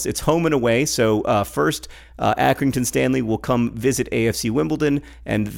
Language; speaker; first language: English; native; English